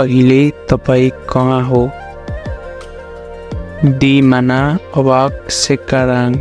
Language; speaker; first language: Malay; non-native, fluent; Nepali